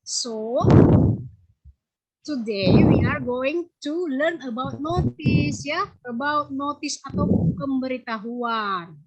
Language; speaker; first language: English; non-native, learner; Indonesian